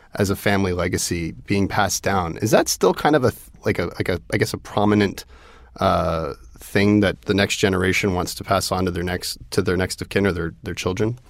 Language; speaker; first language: English; native; English